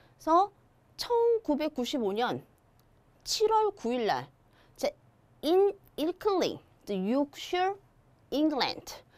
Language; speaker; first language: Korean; native; Korean